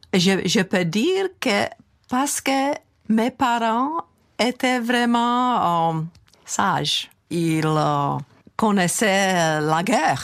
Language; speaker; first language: French; non-native, fluent; Czech